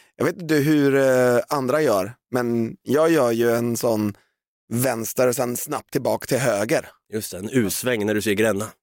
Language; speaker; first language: Swedish; native; Swedish